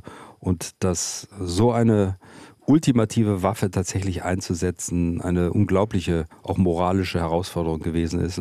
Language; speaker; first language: German; native; German